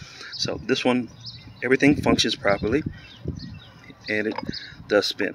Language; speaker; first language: English; native; English